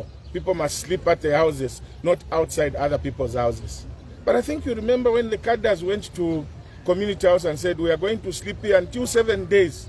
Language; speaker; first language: English; non-native, local second language; Bemba